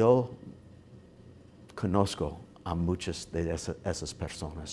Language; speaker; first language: Spanish; non-native, learner; English